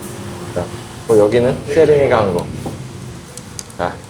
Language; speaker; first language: Korean; native; Korean